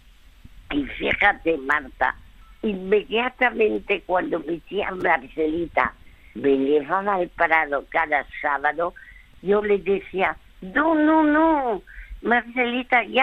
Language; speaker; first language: Spanish; early bilingual, other home language; French